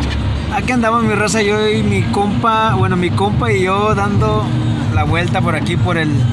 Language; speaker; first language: Spanish; native; Spanish